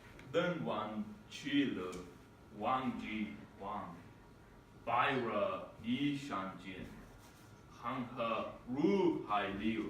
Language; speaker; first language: Chinese; non-native, learner; English